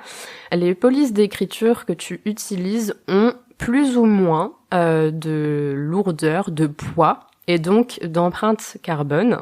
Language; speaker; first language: French; native; French